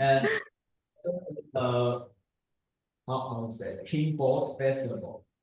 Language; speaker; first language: English; non-native, learner; Chinese